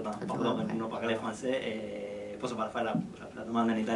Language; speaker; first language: Italian; non-native, learner; Spanish